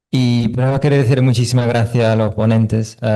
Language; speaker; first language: Spanish; non-native, fluent; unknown